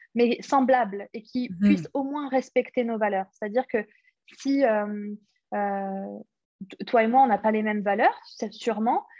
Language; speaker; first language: French; early bilingual, other home language; English